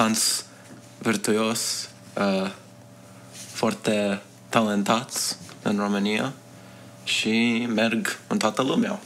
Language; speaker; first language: Romanian; early bilingual, heritage; Romanian